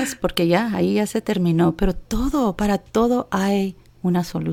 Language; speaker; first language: Spanish; early bilingual, heritage; Spanish